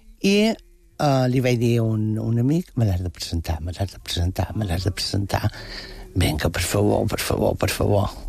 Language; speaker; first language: Catalan; non-native, local second language; Spanish